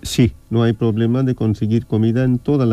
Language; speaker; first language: Spanish; non-native, fluent; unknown